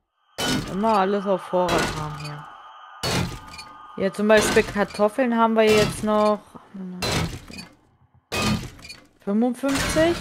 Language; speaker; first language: German; native; German